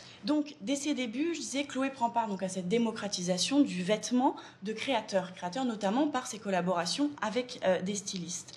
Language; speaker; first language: French; native; French